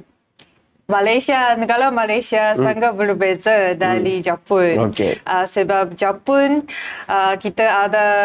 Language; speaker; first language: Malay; non-native, learner; Japanese